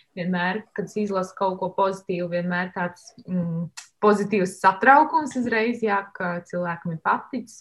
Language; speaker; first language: Latvian; native; Latvian